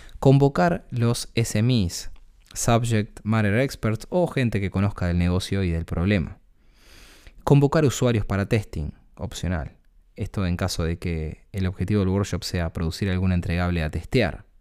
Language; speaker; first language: Spanish; native; Spanish